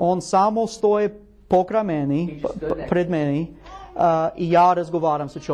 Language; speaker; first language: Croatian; non-native, learner; English